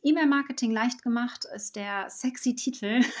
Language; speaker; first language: German; native; German